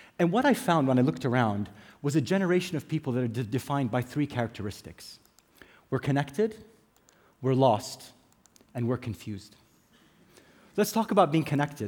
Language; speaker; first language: English; native; English